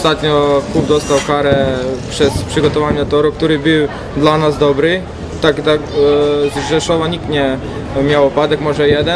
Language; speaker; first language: Polish; non-native, fluent; Croatian